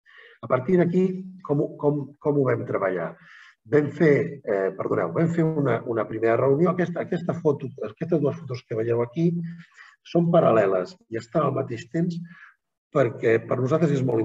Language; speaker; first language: Catalan; native; Catalan